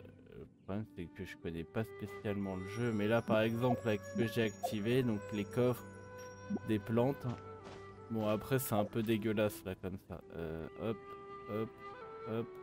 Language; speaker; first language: French; native; French